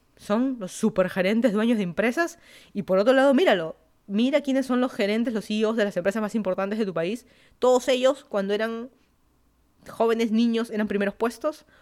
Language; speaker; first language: Spanish; native; Spanish